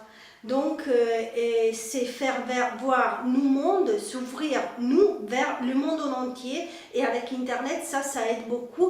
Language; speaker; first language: French; non-native, fluent; Spanish